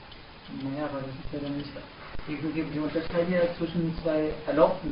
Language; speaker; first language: German; native; German